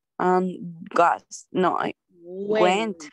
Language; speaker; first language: English; non-native, learner; Spanish